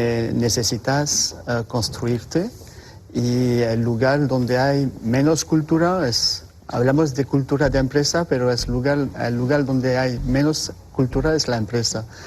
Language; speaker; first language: Spanish; non-native, fluent; French